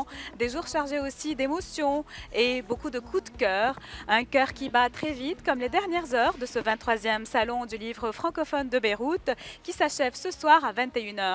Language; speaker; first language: French; native; French